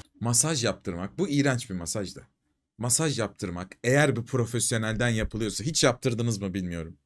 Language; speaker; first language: Turkish; native; Turkish